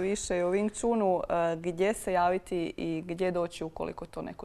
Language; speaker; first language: Croatian; native; Croatian